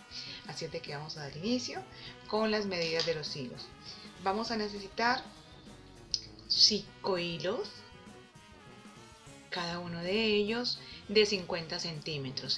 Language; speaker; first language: Spanish; native; Spanish